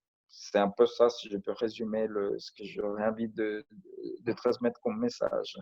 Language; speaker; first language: French; non-native, fluent; Spanish